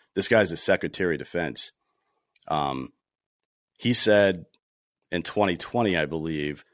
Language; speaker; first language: English; native; English